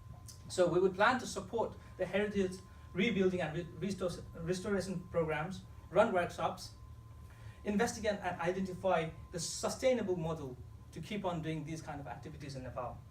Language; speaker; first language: English; non-native, fluent; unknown